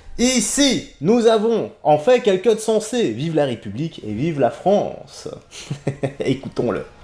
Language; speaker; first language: French; native; French